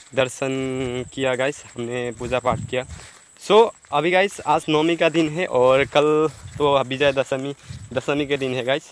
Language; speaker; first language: Hindi; non-native, local second language; Nepali